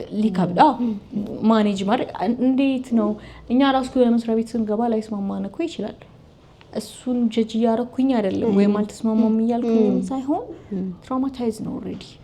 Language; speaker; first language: Amharic; native; Amharic